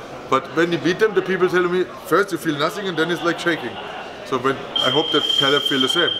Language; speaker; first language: English; non-native, fluent; German